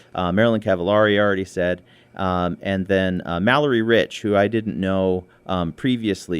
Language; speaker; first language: English; native; English